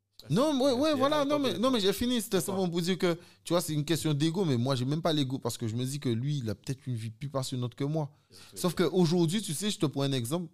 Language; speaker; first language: French; native; French